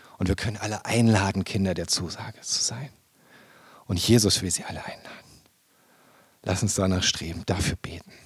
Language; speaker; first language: German; native; German